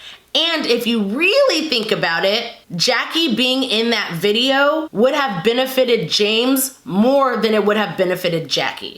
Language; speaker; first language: English; native; English